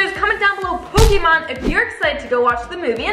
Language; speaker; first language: English; native; English